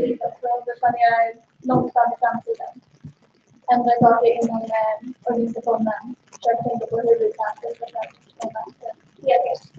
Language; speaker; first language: Swedish; native; Swedish